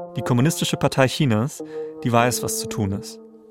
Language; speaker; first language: German; native; German